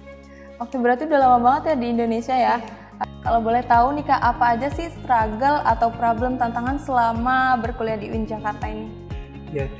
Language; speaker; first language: Indonesian; native; Indonesian